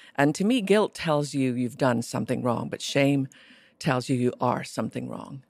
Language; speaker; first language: English; native; English